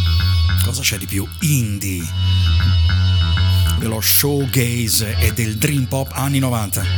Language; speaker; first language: Italian; native; Italian